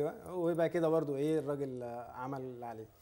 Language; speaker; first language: Arabic; native; Arabic